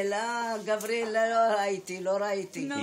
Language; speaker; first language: Hebrew; non-native, fluent; Arabic